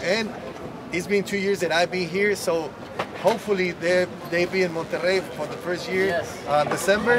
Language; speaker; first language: English; non-native, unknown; Spanish